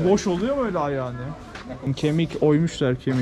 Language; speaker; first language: Turkish; native; Turkish